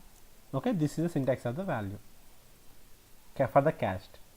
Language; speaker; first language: English; non-native, local second language; Telugu